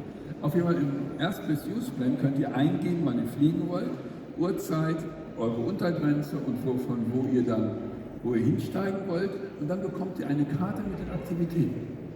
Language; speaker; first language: German; native; German